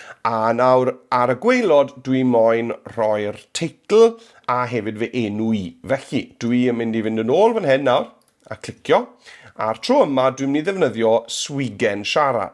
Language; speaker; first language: Welsh; native; Welsh